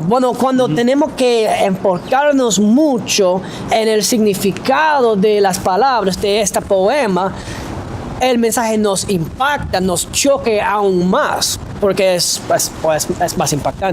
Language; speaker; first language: Spanish; non-native, fluent; English